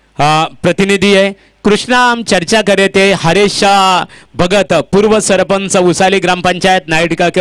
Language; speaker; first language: Hindi; non-native, local second language; Marathi